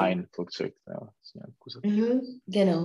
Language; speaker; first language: German; non-native, learner; Czech